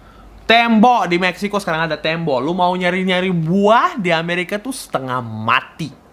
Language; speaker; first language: Indonesian; non-native, fluent; Russian